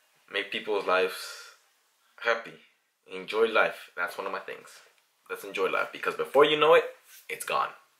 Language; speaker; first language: English; early bilingual, other home language; Spanish